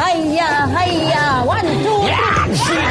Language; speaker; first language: English; non-native, learner; Indonesian